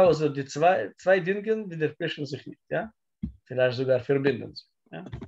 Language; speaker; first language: German; non-native, learner; Russian